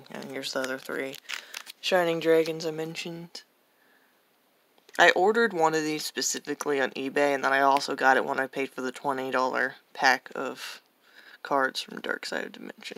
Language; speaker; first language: English; native; English